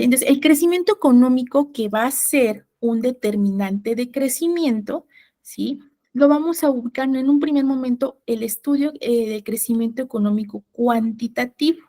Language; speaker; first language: Spanish; native; Spanish